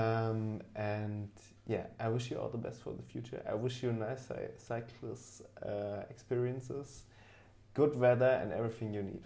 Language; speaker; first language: English; non-native, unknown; German